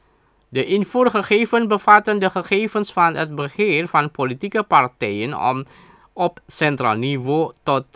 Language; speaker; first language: Dutch; non-native, learner; Indonesian